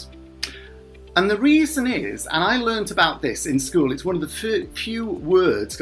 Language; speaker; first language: English; native; English